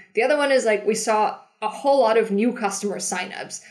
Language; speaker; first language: English; non-native, fluent; German